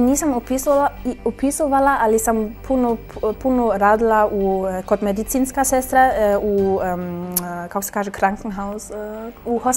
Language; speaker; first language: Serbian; early bilingual, heritage; German